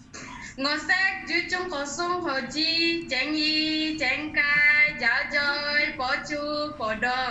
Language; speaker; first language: Cantonese; non-native, learner; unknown